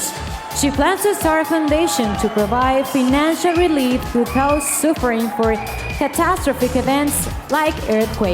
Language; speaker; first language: English; non-native, fluent; Spanish